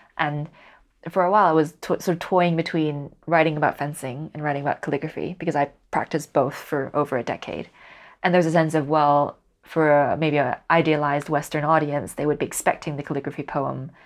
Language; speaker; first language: English; non-native, local second language; Cantonese